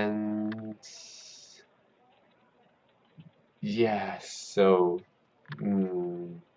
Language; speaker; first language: English; non-native, learner; Korean